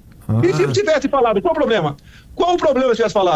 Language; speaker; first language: Portuguese; native; Portuguese